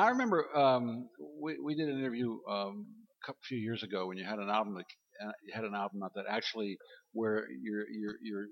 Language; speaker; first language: English; native; English